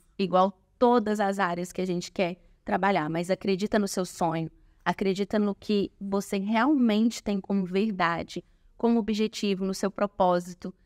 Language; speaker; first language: Portuguese; native; Portuguese